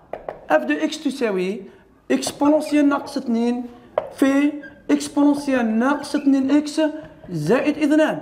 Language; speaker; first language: Arabic; native; Arabic